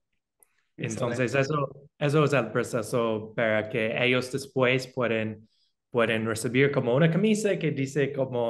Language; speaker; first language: Spanish; non-native, fluent; English